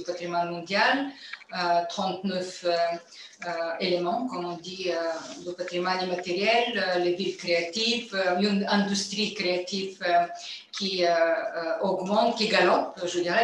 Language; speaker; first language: French; non-native, fluent; Bulgarian